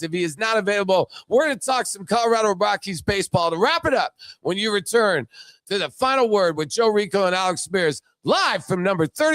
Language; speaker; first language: English; native; English